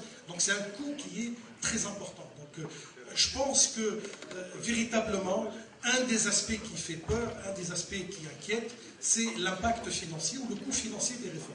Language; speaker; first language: French; non-native, local second language; Arabic